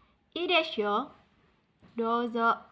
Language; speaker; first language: Japanese; non-native, learner; Indonesian